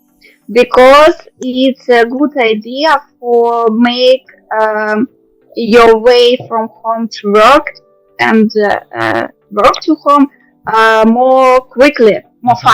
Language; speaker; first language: English; non-native, learner; Russian